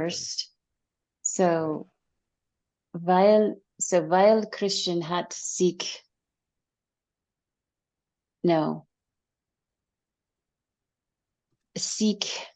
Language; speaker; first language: German; non-native, learner; English